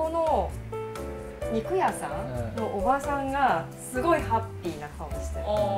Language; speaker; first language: Japanese; native; Japanese